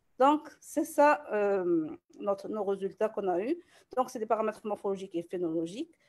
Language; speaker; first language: French; non-native, local second language; Arabic